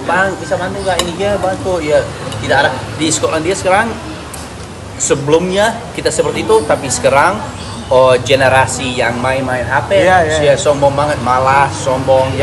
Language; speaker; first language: Indonesian; non-native, fluent; English